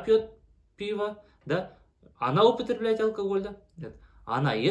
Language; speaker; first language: Russian; non-native, local second language; Kazakh